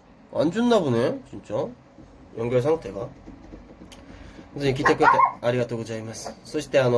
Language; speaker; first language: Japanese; non-native, fluent; Korean